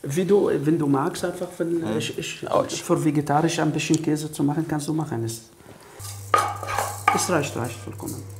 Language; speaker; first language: German; non-native, fluent; Arabic